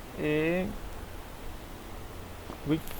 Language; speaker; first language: French; non-native, fluent; Spanish